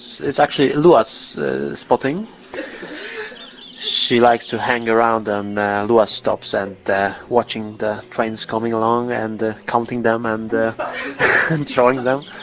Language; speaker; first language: English; non-native, learner; Polish